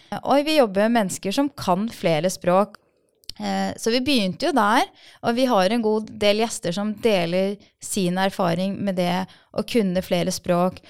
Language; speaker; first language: Norwegian; early bilingual, other home language; Persian